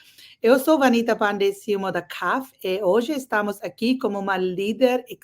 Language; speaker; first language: Portuguese; non-native, learner; English